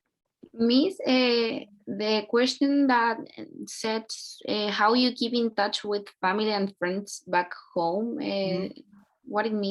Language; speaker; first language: English; non-native, learner; Spanish